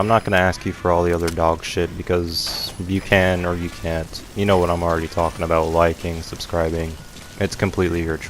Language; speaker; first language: English; native; English